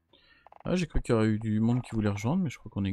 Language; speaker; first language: French; native; French